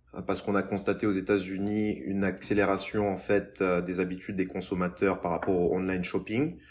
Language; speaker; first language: French; non-native, local second language; Lingala